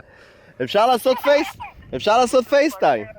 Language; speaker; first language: Hebrew; native; Hebrew